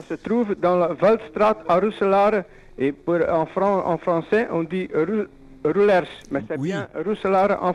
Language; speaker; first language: French; non-native, local second language; Dutch